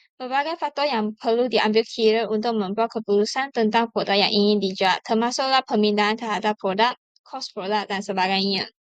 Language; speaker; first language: Malay; non-native, local second language; Chinese